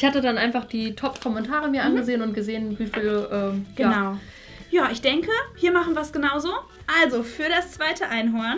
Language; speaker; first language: German; native; German